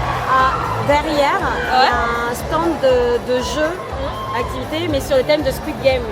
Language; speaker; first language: French; native; French